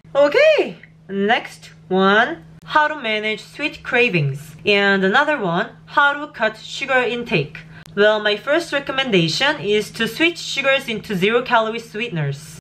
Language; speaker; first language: English; non-native, fluent; Korean